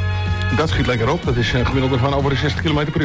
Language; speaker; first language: Dutch; native; Dutch